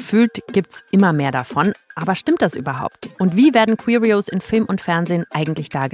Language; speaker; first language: German; native; German